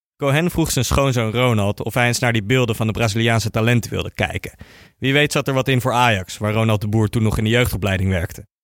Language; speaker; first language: Dutch; native; Dutch